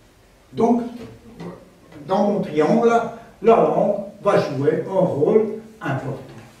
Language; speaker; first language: French; non-native, fluent; Armenian